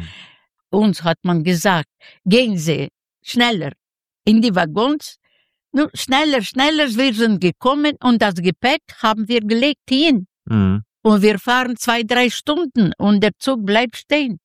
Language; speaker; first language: German; non-native, fluent; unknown